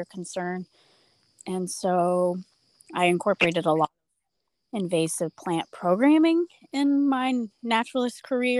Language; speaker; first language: English; native; English